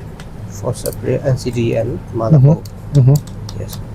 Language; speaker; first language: English; non-native, learner; Thai